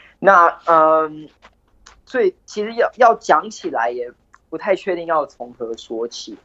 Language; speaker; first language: Chinese; early bilingual, heritage; Chinese